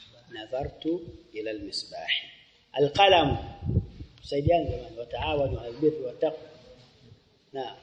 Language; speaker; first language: Arabic; non-native, fluent; Swahili